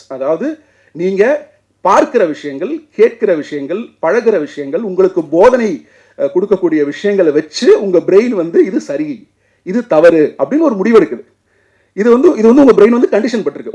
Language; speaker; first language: Tamil; native; Tamil